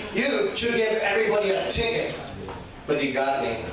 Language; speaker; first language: English; native; English